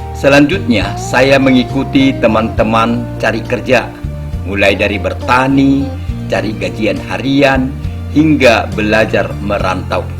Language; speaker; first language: Indonesian; non-native, local second language; Batak Toba